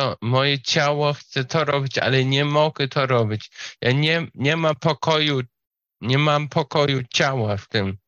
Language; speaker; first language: Polish; non-native, fluent; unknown